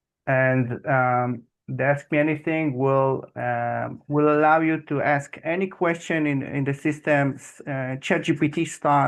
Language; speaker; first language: English; non-native, fluent; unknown